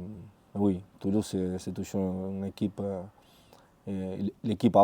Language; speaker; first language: French; non-native, fluent; Spanish